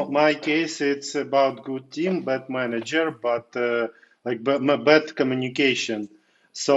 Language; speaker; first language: English; non-native, fluent; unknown